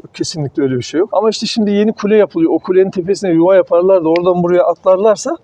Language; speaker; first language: Turkish; native; Turkish